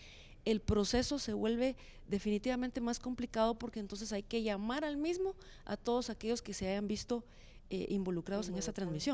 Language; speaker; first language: Spanish; native; Spanish